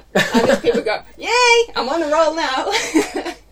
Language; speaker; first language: English; non-native, fluent; Swedish